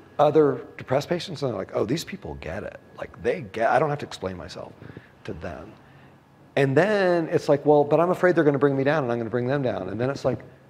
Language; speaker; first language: English; native; English